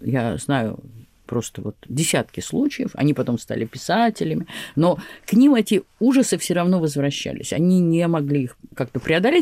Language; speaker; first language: Russian; native; Russian